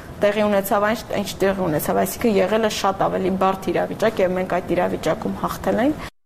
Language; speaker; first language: Armenian; native; Armenian